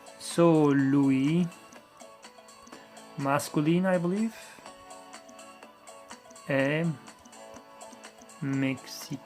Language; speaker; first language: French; non-native, learner; English